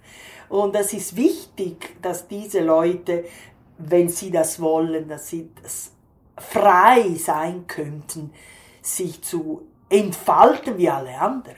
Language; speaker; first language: German; non-native, fluent; Italian